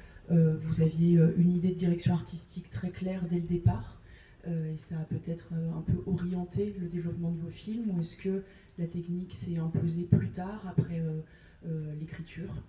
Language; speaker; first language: French; native; French